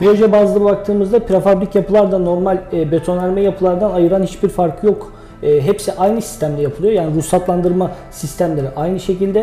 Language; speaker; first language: Turkish; native; Turkish